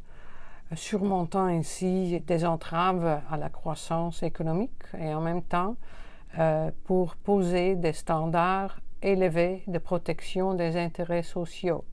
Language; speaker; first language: French; non-native, fluent; Dutch